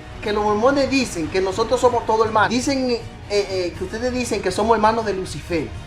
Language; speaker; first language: Spanish; native; Spanish